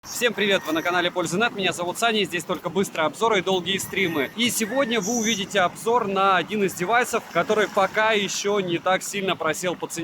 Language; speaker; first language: Russian; native; Russian